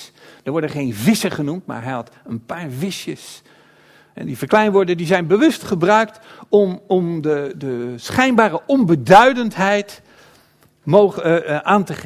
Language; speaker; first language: Dutch; native; Dutch